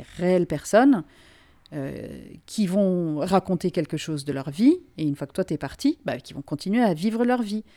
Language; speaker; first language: French; non-native, local second language; Finnish